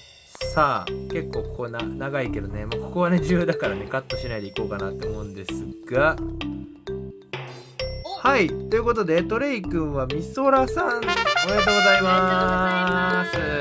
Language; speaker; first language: Japanese; native; Japanese